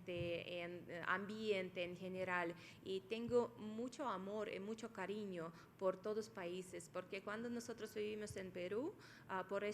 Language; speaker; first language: Spanish; non-native, fluent; Russian